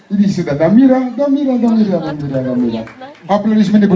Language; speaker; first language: Russian; non-native, learner; Turkish